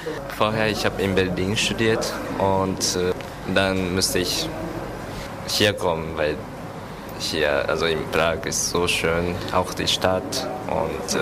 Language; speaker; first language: German; non-native, learner; Japanese